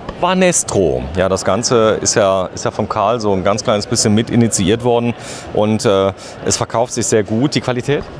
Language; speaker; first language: German; native; German